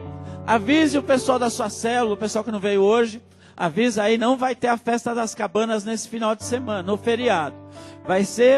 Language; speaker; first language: Portuguese; native; Portuguese